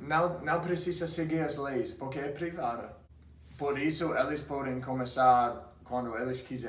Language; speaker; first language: Portuguese; non-native, fluent; English